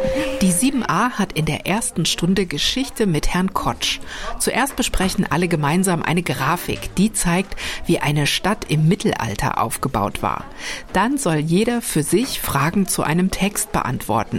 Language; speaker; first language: German; native; German